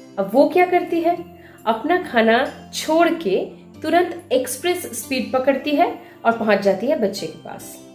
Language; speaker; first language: Hindi; non-native, local second language; Bangla